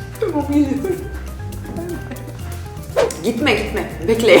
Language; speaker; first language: Turkish; non-native, fluent; Portuguese